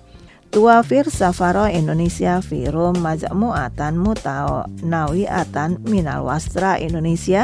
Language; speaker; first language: Arabic; non-native, fluent; Indonesian